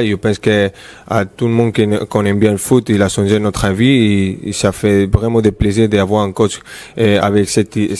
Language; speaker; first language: French; non-native, fluent; Spanish